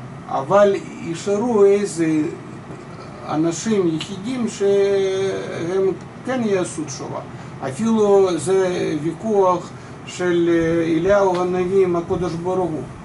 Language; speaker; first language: Hebrew; non-native, fluent; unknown